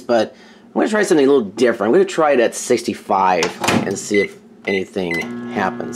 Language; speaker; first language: English; native; English